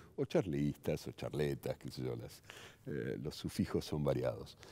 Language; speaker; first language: Spanish; native; Spanish